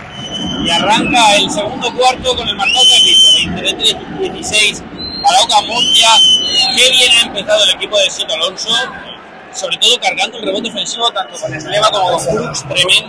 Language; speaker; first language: Spanish; native; Spanish